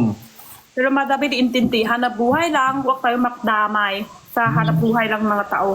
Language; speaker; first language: Filipino; non-native, learner; Chinese